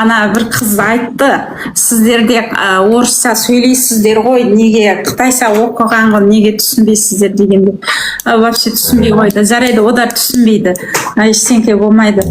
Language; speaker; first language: Kazakh; early bilingual, heritage; Kazakh